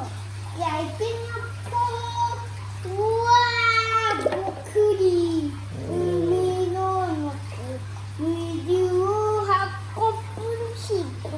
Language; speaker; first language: Japanese; native; Japanese